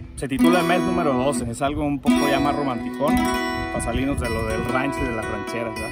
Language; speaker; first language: Spanish; native; Spanish